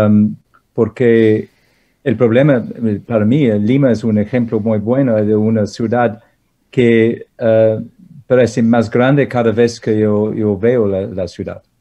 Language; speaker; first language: Spanish; non-native, fluent; English